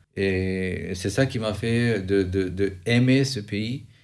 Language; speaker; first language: French; non-native, fluent; Albanian